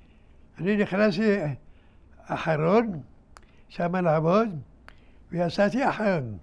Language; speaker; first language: Hebrew; early bilingual, other home language; Arabic